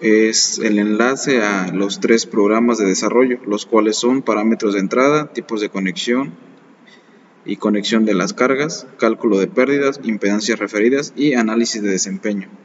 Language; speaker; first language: Spanish; native; Spanish